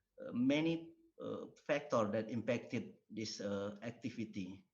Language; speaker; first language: English; non-native, learner; Indonesian